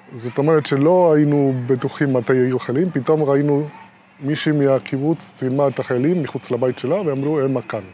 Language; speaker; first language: Hebrew; non-native, fluent; Spanish